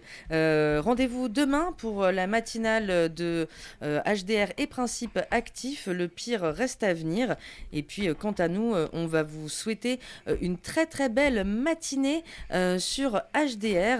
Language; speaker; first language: French; native; French